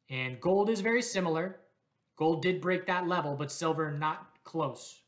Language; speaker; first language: English; native; English